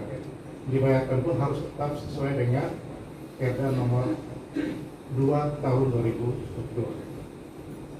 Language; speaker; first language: Indonesian; native; Indonesian